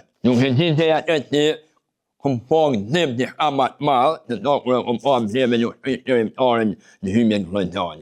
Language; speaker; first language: Albanian; native; Albanian